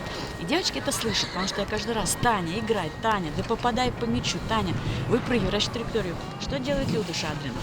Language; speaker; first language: Russian; native; Russian